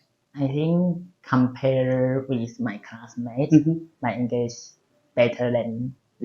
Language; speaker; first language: English; non-native, learner; Chinese